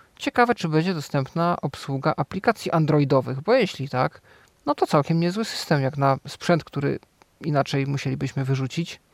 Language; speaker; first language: Polish; native; Polish